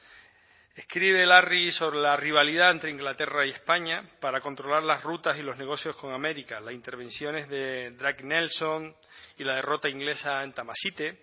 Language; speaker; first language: Spanish; native; Spanish